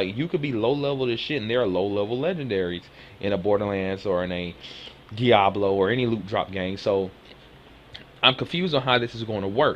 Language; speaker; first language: English; native; English